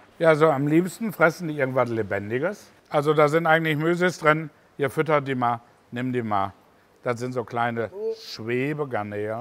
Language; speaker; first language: German; native; German